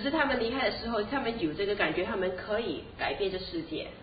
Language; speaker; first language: Chinese; native; Chinese